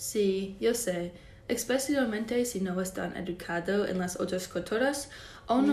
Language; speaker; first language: Spanish; non-native, learner; English